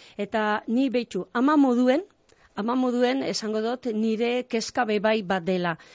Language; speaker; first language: Basque; non-native, local second language; Spanish